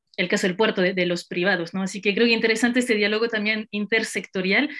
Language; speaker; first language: Spanish; non-native, fluent; French